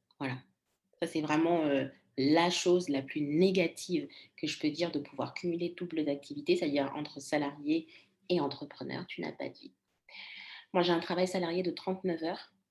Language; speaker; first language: French; non-native, local second language; Lingala